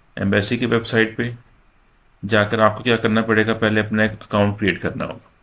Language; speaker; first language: Urdu; non-native, local second language; Punjabi